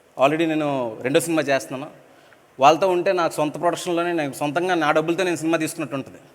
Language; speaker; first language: Telugu; native; Telugu